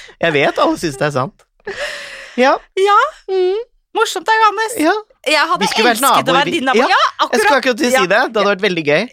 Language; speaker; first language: Norwegian; native; Norwegian